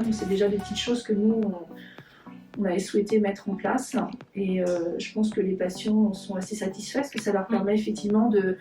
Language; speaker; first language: French; native; French